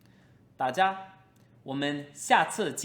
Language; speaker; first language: Chinese; non-native, fluent; English